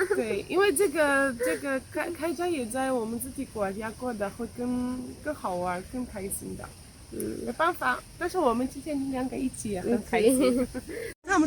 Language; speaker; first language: Chinese; non-native, fluent; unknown